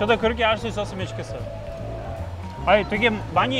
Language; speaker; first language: Korean; non-native, fluent; Russian